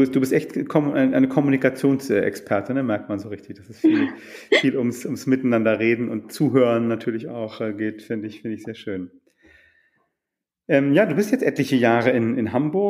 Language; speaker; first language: German; native; German